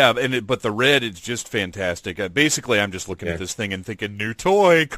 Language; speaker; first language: English; native; English